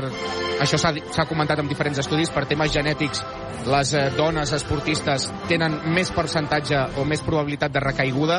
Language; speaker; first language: Catalan; native; Catalan